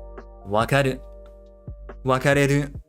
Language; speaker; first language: Japanese; non-native, learner; English